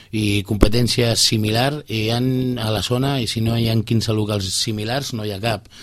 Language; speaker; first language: Catalan; native; Catalan